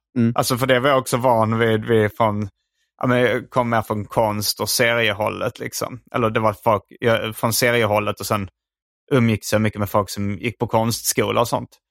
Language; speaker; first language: Swedish; native; Swedish